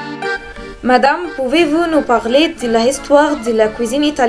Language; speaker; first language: French; non-native, learner; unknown